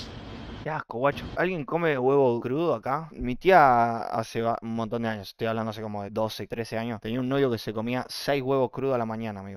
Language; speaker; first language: Spanish; native; Spanish